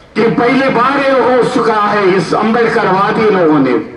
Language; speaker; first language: Hindi; non-native, local second language; Marathi